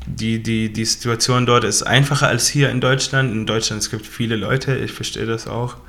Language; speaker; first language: German; non-native, fluent; Arabic